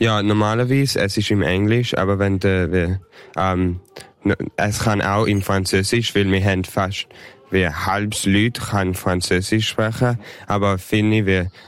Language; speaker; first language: German; early bilingual, heritage; English